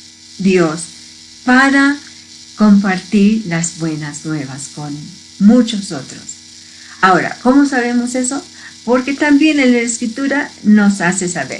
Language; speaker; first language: Spanish; early bilingual, heritage; Spanish